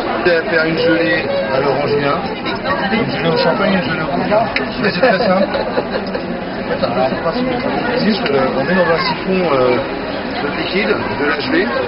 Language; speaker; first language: French; native; French